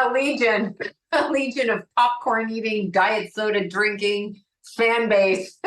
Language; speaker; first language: English; native; English